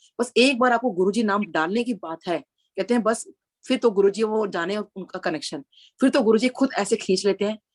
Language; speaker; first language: Hindi; native; Hindi